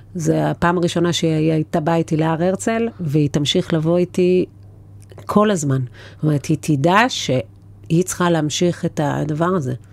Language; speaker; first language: Hebrew; native; Hebrew